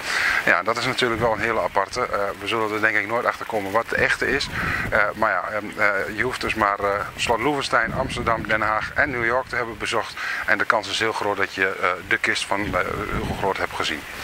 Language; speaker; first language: Dutch; native; Dutch